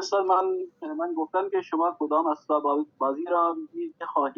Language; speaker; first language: Persian; non-native, learner; Urdu